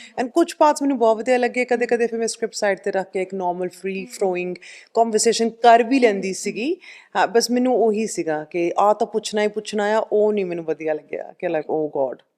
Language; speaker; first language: Punjabi; early bilingual, heritage; Punjabi